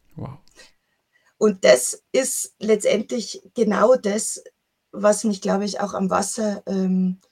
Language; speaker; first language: German; native; German